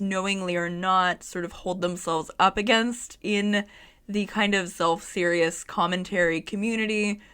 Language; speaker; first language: English; native; English